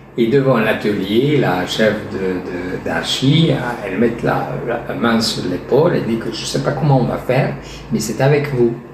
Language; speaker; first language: French; non-native, fluent; Hungarian